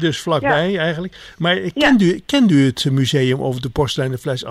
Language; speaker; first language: Dutch; native; Dutch